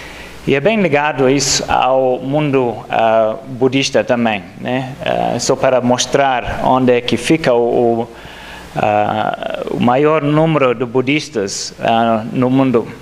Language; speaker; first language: Portuguese; non-native, fluent; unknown